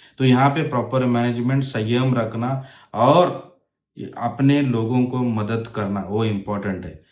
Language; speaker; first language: Hindi; non-native, local second language; Marathi